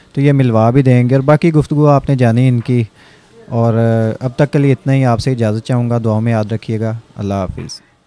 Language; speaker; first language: Urdu; non-native, local second language; Punjabi